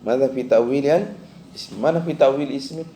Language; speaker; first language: Arabic; non-native, fluent; Indonesian